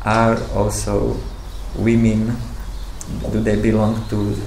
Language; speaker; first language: English; non-native, learner; Slovak